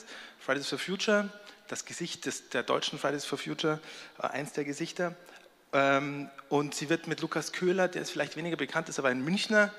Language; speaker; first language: German; native; German